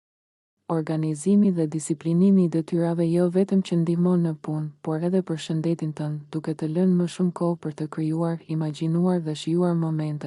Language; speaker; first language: Albanian; native; Albanian